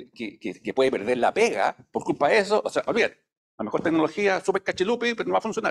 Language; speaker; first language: Spanish; native; Spanish